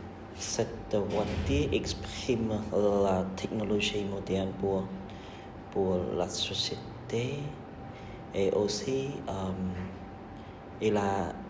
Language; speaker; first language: French; non-native, learner; Khmer